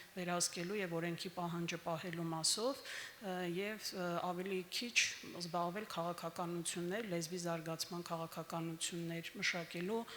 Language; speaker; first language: Armenian; native; Armenian